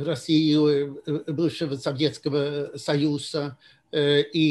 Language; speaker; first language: Russian; non-native, fluent; Swedish